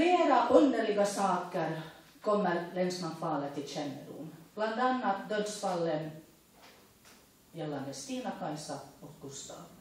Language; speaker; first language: Swedish; native; Swedish